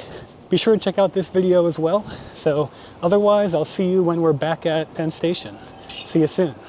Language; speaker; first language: English; native; English